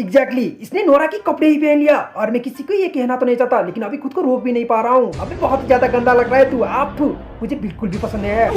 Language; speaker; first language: Hindi; native; Hindi